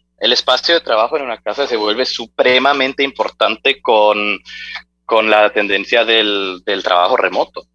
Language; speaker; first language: Spanish; early bilingual, heritage; Spanish